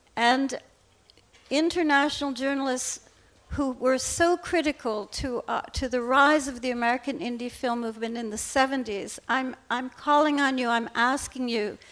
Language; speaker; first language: English; native; English